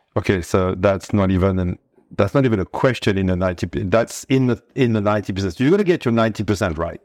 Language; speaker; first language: English; non-native, fluent; French